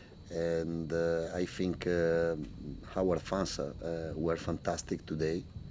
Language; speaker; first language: English; non-native, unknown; Italian